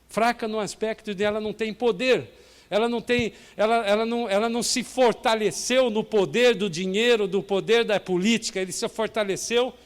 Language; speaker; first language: Portuguese; native; Portuguese